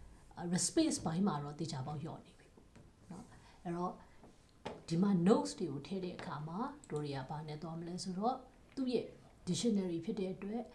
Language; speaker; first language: Burmese; native; Burmese